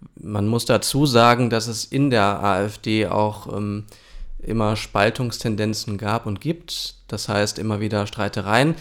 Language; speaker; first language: German; early bilingual, other home language; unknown